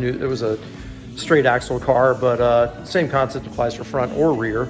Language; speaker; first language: English; native; English